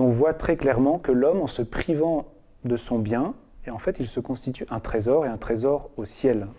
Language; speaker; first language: French; native; French